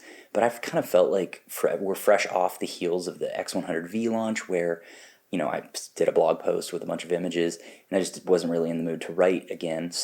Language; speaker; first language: English; native; English